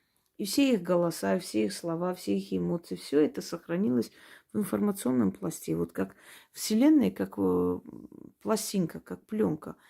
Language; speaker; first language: Russian; native; Russian